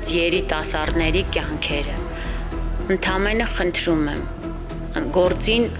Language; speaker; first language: Armenian; native; Armenian